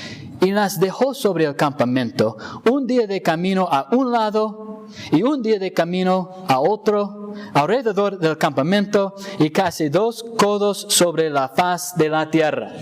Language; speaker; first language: Spanish; non-native, fluent; English